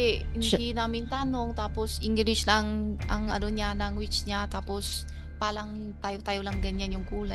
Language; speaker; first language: Filipino; early bilingual, other home language; Chinese